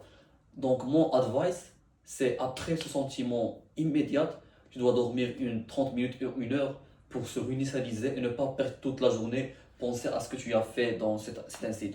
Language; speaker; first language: French; non-native, learner; Arabic